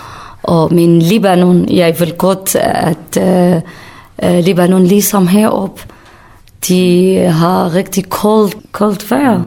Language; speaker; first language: Danish; non-native, learner; Kurdish